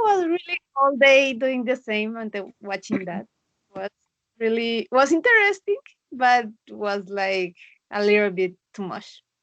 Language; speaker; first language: English; non-native, learner; Spanish